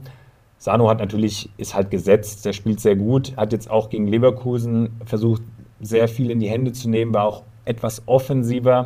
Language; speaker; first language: German; native; German